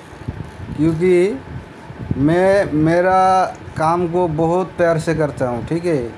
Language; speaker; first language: Hindi; non-native, local second language; Bangla